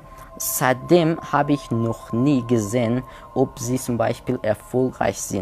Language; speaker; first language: German; non-native, learner; Persian